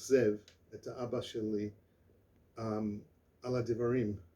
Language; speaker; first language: Hebrew; non-native, learner; English